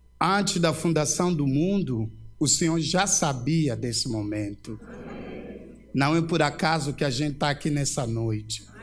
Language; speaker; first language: Portuguese; native; Portuguese